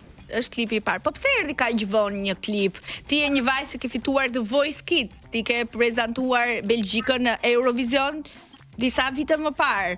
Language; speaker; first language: Albanian; native; Albanian